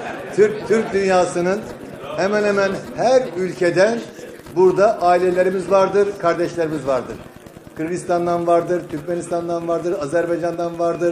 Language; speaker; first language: Turkish; native; Turkish